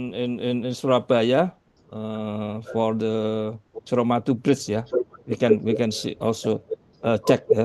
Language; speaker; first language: English; non-native, learner; Indonesian